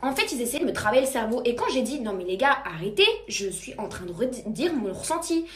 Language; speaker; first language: French; native; French